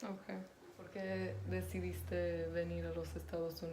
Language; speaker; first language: Spanish; non-native, learner; English